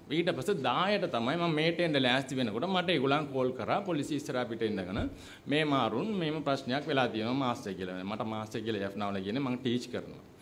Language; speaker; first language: Sinhala; non-native, local second language; Tamil